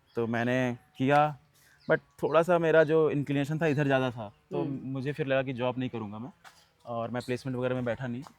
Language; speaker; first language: Hindi; native; Hindi